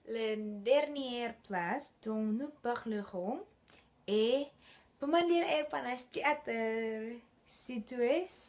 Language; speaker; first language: French; non-native, learner; Indonesian